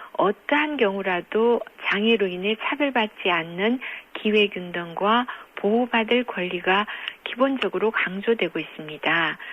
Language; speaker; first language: Korean; native; Korean